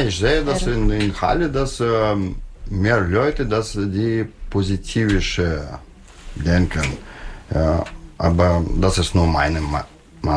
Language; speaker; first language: German; non-native, learner; Russian